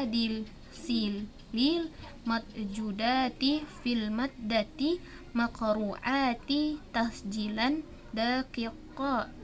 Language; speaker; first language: Arabic; non-native, learner; Indonesian